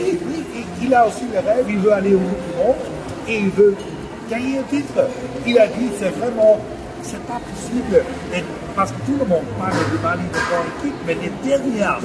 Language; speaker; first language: French; non-native, fluent; Dutch